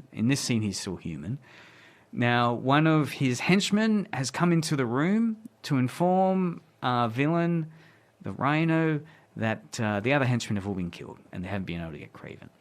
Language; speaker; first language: English; native; English